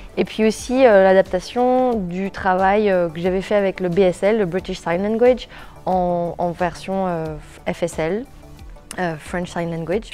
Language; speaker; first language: French; native; French